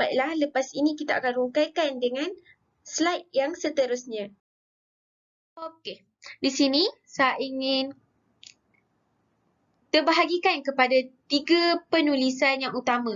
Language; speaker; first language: Malay; native; Malay